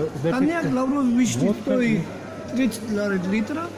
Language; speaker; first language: Russian; non-native, fluent; Georgian